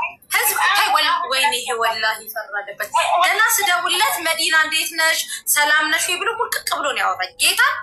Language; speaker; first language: Arabic; non-native, learner; Amharic